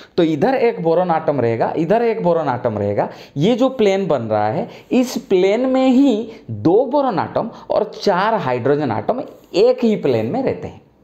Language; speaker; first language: Hindi; non-native, local second language; Bangla